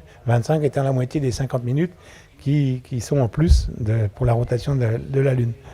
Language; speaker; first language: French; native; French